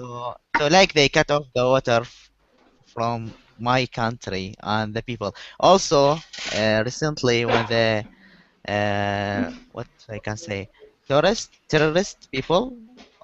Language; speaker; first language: English; non-native, learner; Arabic